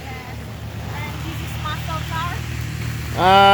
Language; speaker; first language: English; non-native, learner; Indonesian